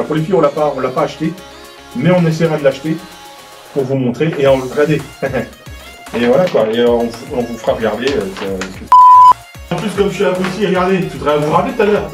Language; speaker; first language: French; native; French